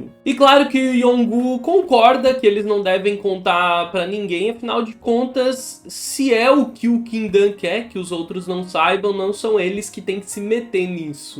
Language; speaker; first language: Portuguese; native; Portuguese